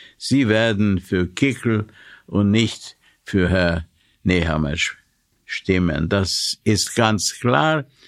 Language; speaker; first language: German; non-native, fluent; Hungarian